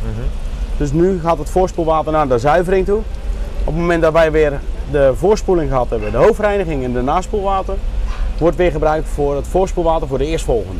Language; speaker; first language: Dutch; native; Dutch